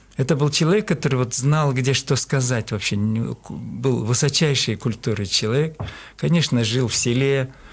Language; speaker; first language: Russian; non-native, local second language; Kyrgyz